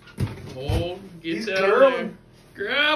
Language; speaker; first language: English; native; English